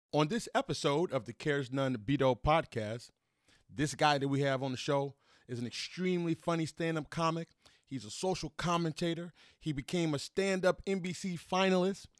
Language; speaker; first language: English; native; English